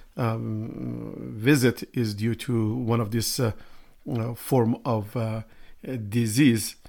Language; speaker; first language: English; non-native, fluent; Persian